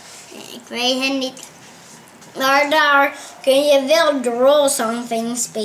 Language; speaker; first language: Dutch; early bilingual, heritage; Dutch